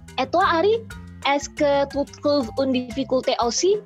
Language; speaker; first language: French; non-native, learner; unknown